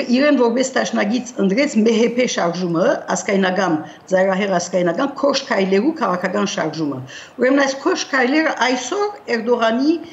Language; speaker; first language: Armenian; early bilingual, heritage; Armenian